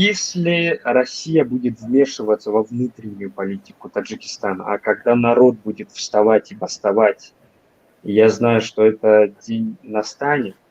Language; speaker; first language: Russian; non-native, local second language; Tajik